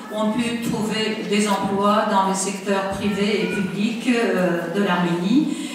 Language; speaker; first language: French; non-native, fluent; Armenian